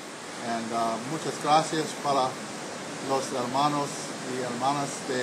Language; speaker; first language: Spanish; non-native, learner; English